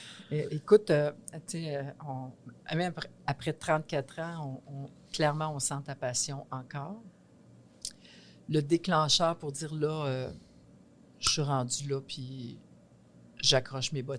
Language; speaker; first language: French; native; French